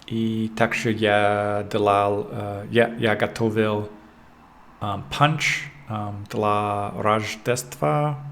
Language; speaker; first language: Russian; non-native, learner; English